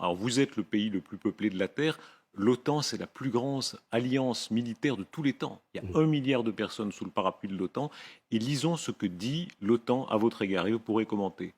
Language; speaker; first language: French; native; French